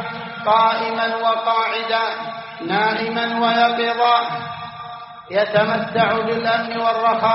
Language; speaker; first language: Arabic; native; Arabic